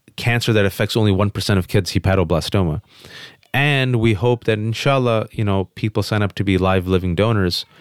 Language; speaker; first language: English; early bilingual, other home language; Urdu